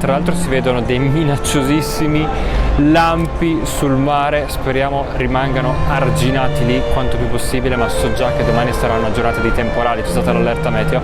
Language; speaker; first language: Italian; native; Italian